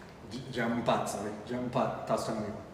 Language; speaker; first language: Indonesian; non-native, fluent; English